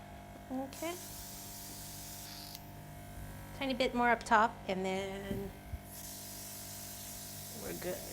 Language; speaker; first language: English; native; English